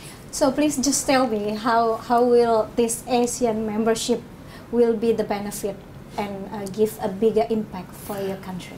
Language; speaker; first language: English; non-native, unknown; Indonesian